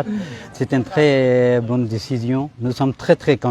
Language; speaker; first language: French; non-native, fluent; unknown